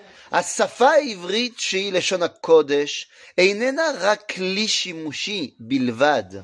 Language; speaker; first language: Hebrew; non-native, fluent; French